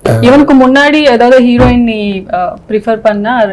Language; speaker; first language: Tamil; non-native, learner; Telugu